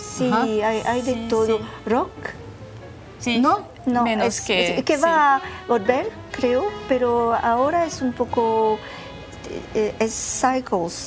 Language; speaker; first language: Spanish; non-native, learner; French